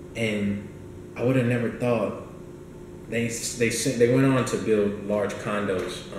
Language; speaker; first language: English; native; English